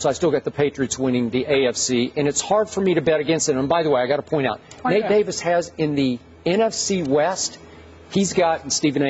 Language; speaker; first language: English; native; English